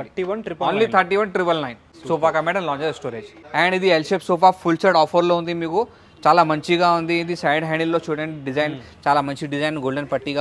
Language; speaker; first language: Telugu; non-native, local second language; Urdu